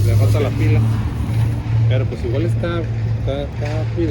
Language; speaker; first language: Spanish; native; Spanish